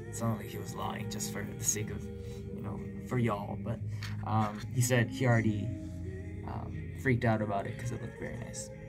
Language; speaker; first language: English; early bilingual, other home language; Korean